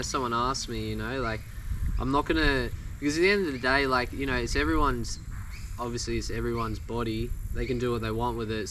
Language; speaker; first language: English; native; English